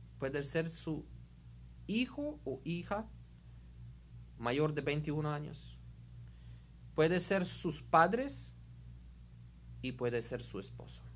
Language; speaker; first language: Spanish; non-native, fluent; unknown